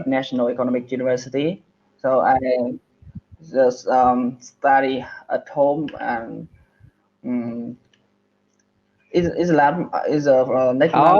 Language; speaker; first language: English; non-native, learner; Vietnamese